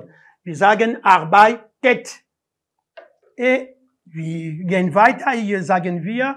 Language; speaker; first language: German; non-native, learner; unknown